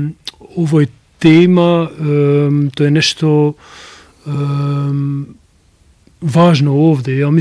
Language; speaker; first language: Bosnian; non-native, learner; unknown